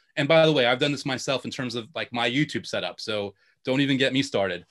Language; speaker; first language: English; native; English